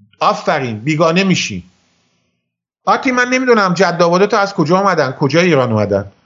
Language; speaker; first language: Persian; native; Persian